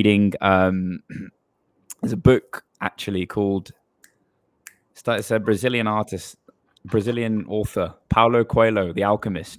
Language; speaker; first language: English; native; English